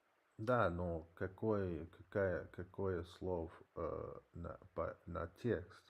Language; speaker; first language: Russian; non-native, learner; English